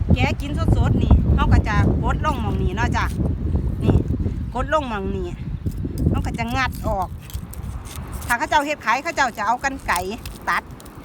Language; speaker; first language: Thai; native; Thai